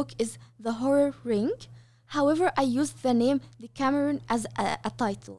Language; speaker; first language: English; non-native, fluent; Arabic